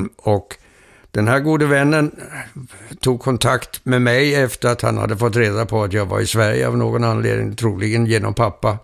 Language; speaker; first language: Swedish; early bilingual, heritage; Swedish